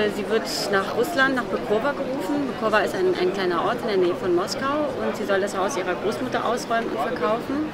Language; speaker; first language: German; early bilingual, other home language; Russian